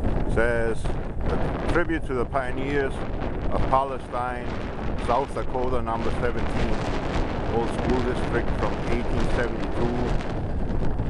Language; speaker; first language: English; non-native, fluent; German